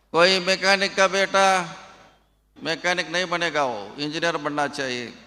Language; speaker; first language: Hindi; non-native, local second language; Kannada